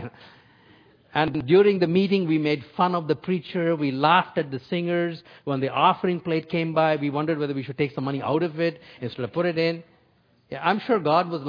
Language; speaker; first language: English; non-native, local second language; Tamil